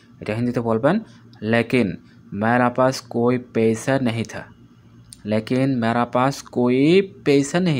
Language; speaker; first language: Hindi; non-native, learner; Bangla